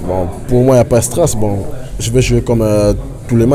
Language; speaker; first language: French; non-native, local second language; Lingala